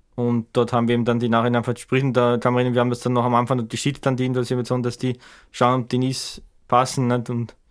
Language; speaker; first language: German; native; German